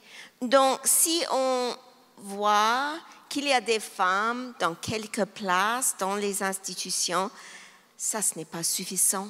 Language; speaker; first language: French; non-native, local second language; English